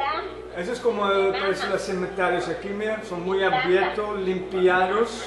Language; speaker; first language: Spanish; non-native, fluent; Dutch